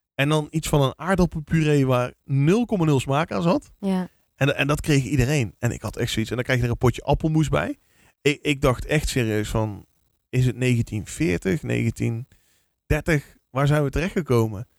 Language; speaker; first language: Dutch; native; Dutch